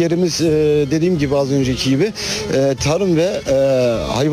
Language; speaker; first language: Turkish; native; Turkish